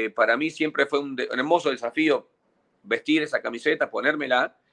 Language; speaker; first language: Spanish; native; Spanish